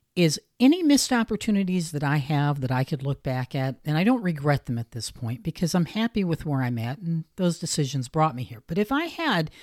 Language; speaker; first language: English; native; English